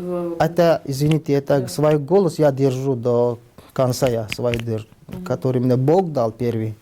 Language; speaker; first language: Russian; non-native, learner; Tajik